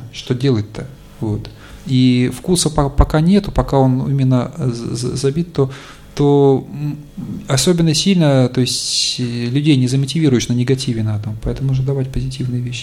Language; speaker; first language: Russian; native; Russian